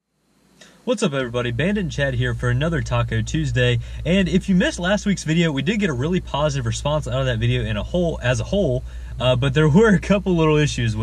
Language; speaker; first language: English; native; English